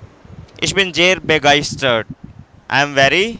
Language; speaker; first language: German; non-native, fluent; Hindi